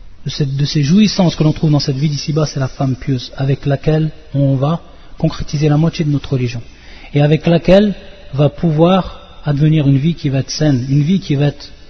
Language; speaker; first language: French; native; French